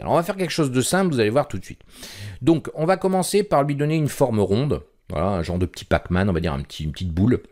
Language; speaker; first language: French; native; French